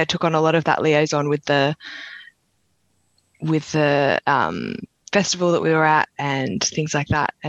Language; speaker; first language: English; native; English